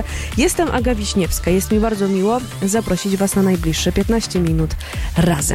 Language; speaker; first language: Polish; native; Polish